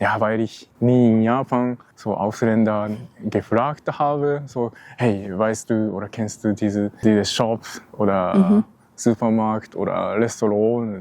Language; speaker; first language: German; non-native, learner; Japanese